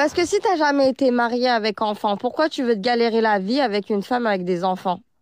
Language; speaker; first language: French; early bilingual, other home language; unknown